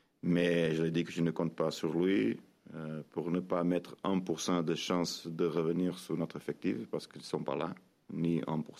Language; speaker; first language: French; non-native, fluent; Portuguese